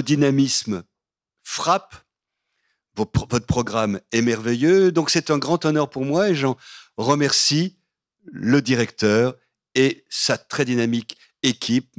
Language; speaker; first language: French; native; French